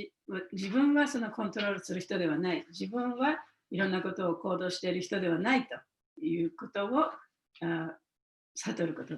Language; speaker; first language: Japanese; native; Japanese